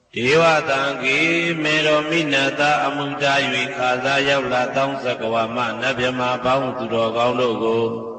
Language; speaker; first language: Burmese; native; Burmese